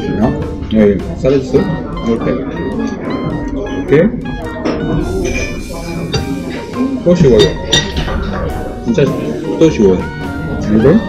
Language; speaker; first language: Korean; non-native, learner; French